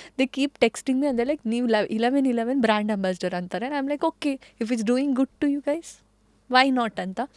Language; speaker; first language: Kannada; non-native, local second language; Tulu